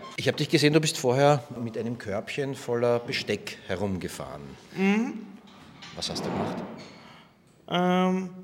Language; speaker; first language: German; native; German